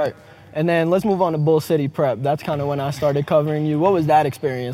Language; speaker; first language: English; native; English